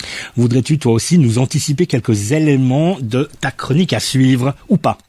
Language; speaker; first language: French; native; French